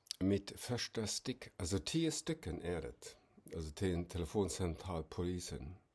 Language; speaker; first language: Swedish; non-native, fluent; German